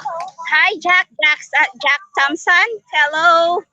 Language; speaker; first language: English; non-native, learner; Filipino